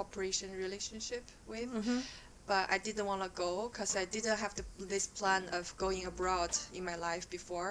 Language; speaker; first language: English; non-native, fluent; Chinese